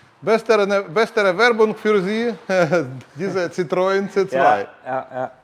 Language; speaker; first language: German; non-native, learner; Ukrainian